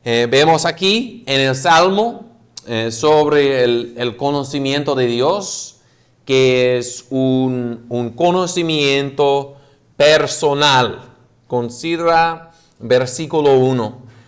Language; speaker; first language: Spanish; non-native, fluent; English